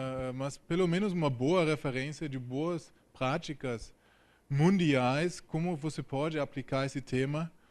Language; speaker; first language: Portuguese; non-native, fluent; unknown